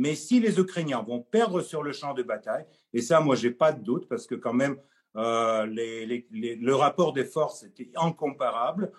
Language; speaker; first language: French; non-native, fluent; Russian